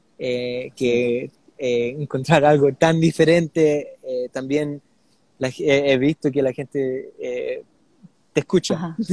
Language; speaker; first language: Spanish; early bilingual, heritage; Spanish